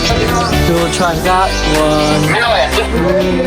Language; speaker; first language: English; non-native, learner; Filipino